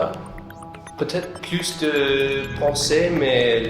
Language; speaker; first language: French; non-native, learner; English